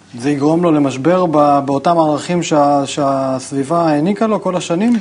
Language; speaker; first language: Hebrew; native; Hebrew